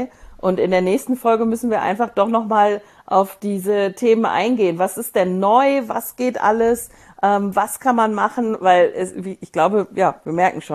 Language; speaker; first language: German; native; German